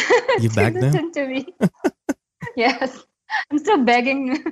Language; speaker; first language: English; non-native, local second language; Filipino